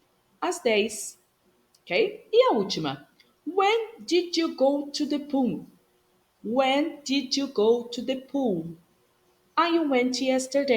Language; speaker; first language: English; non-native, fluent; Portuguese